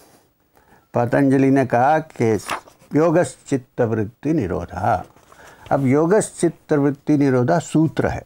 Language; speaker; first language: Hindi; non-native, local second language; Malayalam